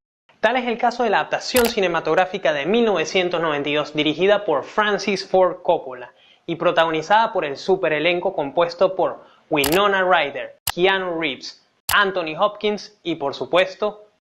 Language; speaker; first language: Spanish; native; Spanish